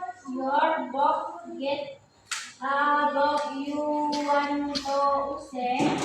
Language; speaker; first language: English; non-native, learner; Indonesian